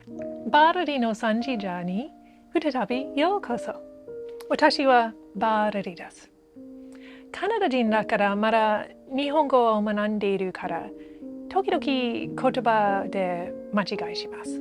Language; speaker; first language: Japanese; non-native, learner; English